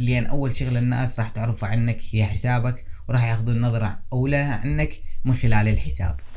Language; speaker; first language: Arabic; native; Arabic